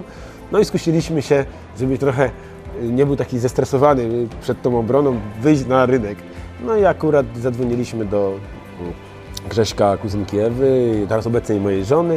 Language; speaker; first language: Polish; native; Polish